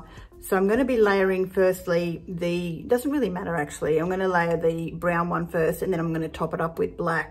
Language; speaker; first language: English; native; English